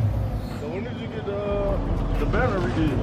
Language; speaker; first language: English; native; English